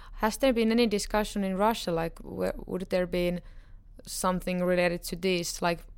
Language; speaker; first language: English; non-native, fluent; Finnish